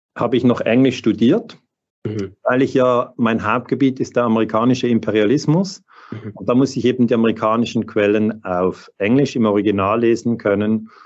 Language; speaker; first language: German; native; German